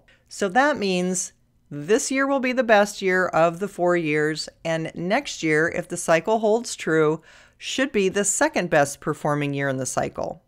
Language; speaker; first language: English; native; English